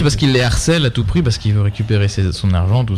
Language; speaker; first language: French; native; French